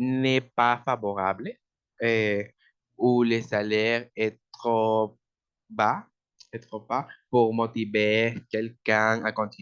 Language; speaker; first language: French; non-native, learner; Spanish